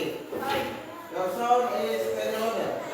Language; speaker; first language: English; non-native, learner; Indonesian